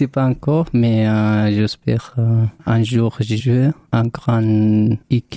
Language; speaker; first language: French; non-native, learner; Arabic